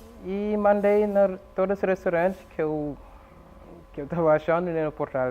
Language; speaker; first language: Portuguese; non-native, learner; French